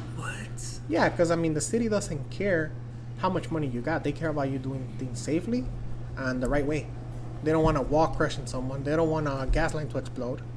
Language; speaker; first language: English; non-native, fluent; Spanish